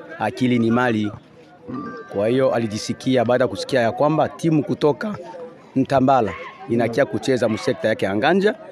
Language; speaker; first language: Swahili; native; Swahili